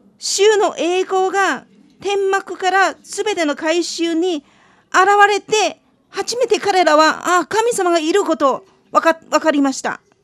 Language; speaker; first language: Japanese; non-native, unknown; Chinese